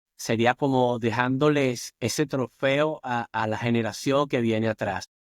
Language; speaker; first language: Spanish; native; Spanish